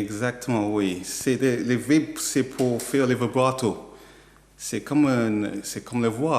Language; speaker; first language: French; non-native, learner; English